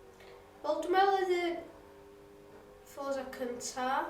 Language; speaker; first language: Welsh; non-native, local second language; English